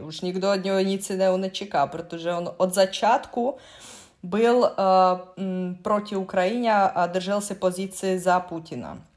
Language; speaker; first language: Czech; non-native, learner; Russian